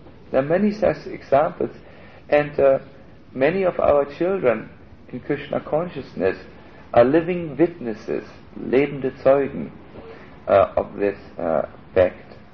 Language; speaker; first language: English; non-native, fluent; German